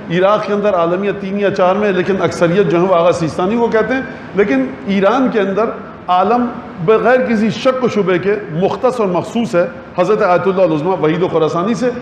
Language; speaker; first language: Urdu; native; Urdu